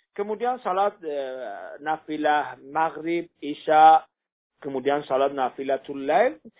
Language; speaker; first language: Indonesian; non-native, fluent; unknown